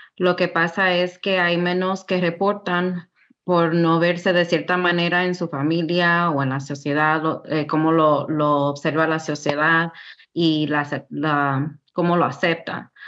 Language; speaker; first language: Spanish; early bilingual, heritage; Spanish